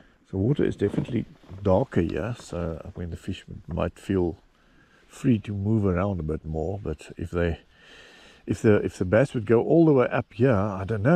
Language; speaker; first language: English; non-native, local second language; Afrikaans